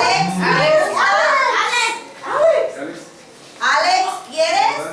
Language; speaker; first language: Spanish; non-native, learner; English